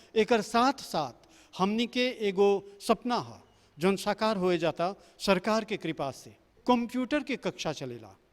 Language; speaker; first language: Bhojpuri; native; Bhojpuri